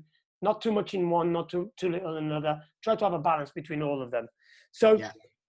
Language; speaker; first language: English; non-native, fluent; Portuguese